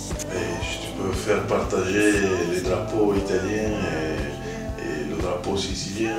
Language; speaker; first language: French; non-native, fluent; Italian